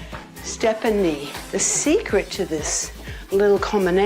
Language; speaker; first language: English; native; English